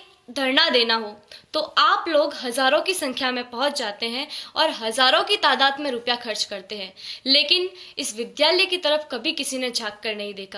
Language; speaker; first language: Hindi; native; Hindi